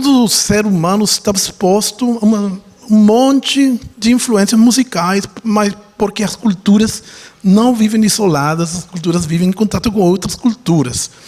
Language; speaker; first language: Portuguese; non-native, fluent; Spanish